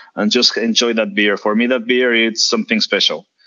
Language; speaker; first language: English; non-native, fluent; Spanish